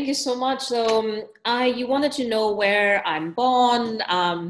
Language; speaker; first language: English; non-native, learner; Burmese